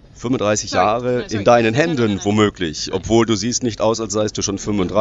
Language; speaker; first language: German; native; German